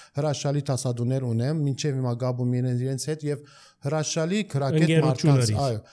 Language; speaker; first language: Armenian; early bilingual, heritage; Armenian